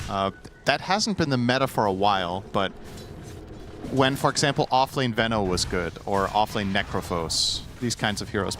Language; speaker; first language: English; native; English